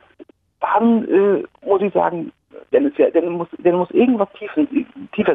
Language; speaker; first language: German; native; German